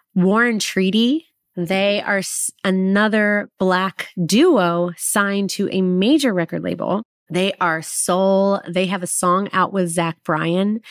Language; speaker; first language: English; native; English